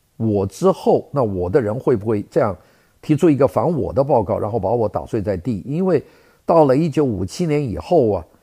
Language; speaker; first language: Chinese; native; Chinese